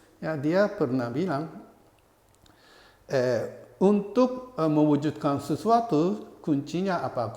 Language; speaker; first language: Indonesian; non-native, fluent; Japanese